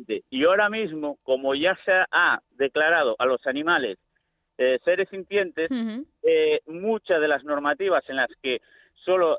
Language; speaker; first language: Spanish; native; Spanish